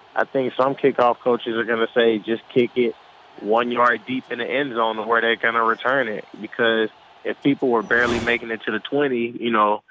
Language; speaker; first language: English; native; English